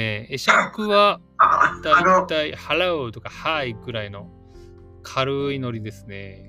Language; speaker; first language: Japanese; native; Japanese